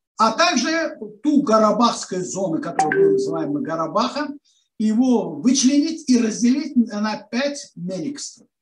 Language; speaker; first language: Russian; non-native, local second language; Azerbaijani